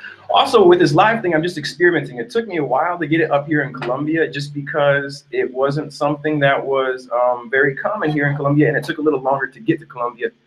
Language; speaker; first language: English; native; English